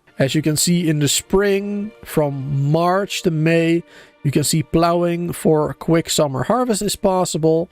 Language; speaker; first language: English; native; English